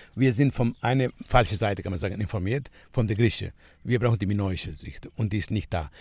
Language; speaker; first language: German; non-native, fluent; Greek